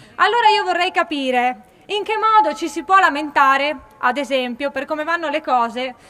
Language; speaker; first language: Italian; native; Italian